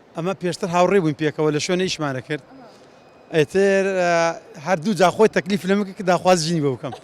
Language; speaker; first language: Central Kurdish; native; Central Kurdish